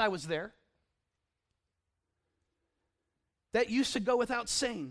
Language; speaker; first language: English; native; English